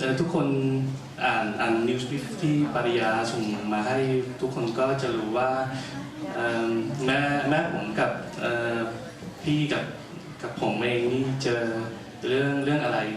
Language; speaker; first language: Thai; early bilingual, heritage; Dutch